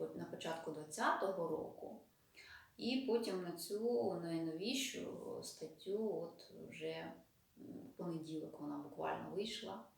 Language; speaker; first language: Ukrainian; non-native, local second language; Russian